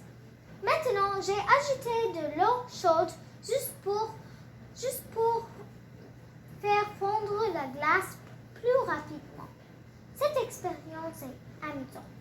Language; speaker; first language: French; non-native, learner; English